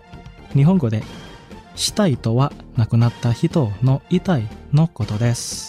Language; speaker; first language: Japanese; non-native, fluent; Indonesian